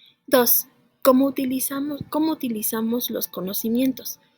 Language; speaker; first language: Spanish; native; Spanish